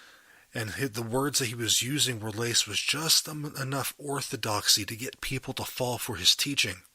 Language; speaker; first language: English; native; English